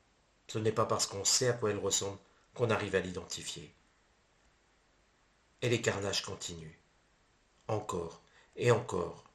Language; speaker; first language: French; native; French